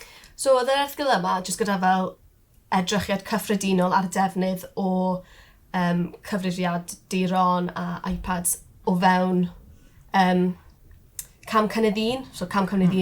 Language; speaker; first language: Welsh; non-native, local second language; English